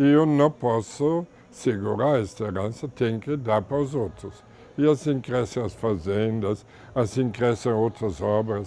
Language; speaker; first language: Portuguese; non-native, fluent; German